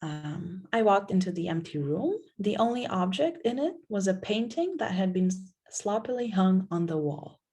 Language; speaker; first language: English; non-native, fluent; Slovenian